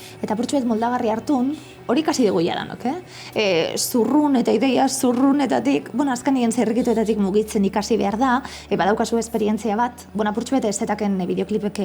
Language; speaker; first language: Basque; native; Basque